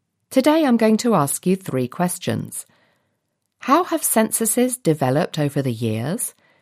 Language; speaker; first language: English; native; English